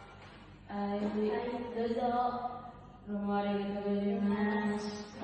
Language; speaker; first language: Japanese; non-native, learner; Indonesian